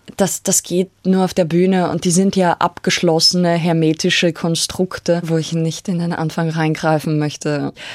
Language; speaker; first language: German; native; German